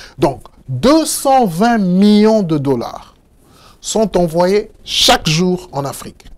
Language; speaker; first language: French; non-native, local second language; Lingala